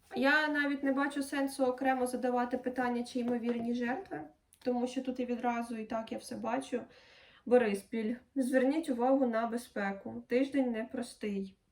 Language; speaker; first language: Ukrainian; non-native, local second language; Russian